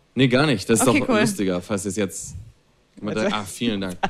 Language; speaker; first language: German; non-native, fluent; Spanish